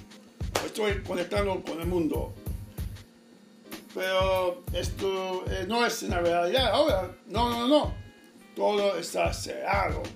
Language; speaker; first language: Spanish; non-native, fluent; English